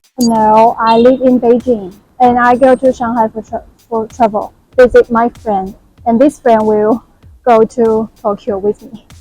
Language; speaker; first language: English; non-native, learner; Chinese